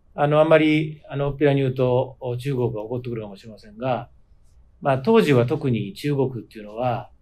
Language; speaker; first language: Japanese; native; Japanese